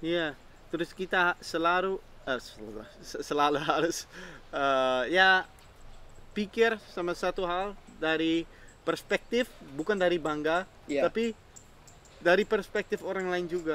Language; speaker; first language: Indonesian; non-native, fluent; Dutch